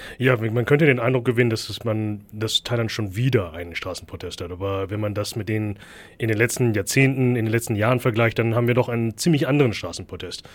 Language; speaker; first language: German; early bilingual, other home language; Thai